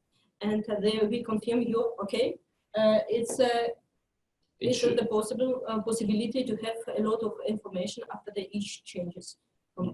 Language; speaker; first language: English; non-native, fluent; French